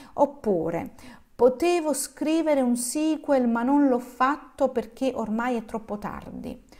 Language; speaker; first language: Italian; native; Italian